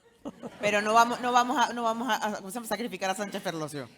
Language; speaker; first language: Spanish; native; Spanish